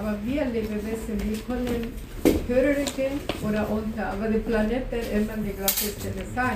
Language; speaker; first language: German; non-native, learner; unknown